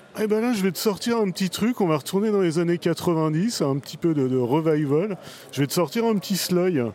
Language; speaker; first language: French; native; French